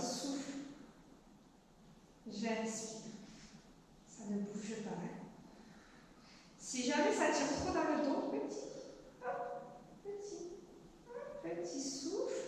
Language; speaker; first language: French; native; French